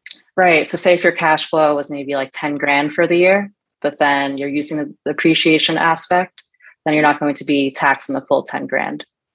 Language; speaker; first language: English; native; English